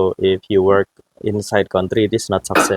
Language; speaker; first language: English; non-native, fluent; Indonesian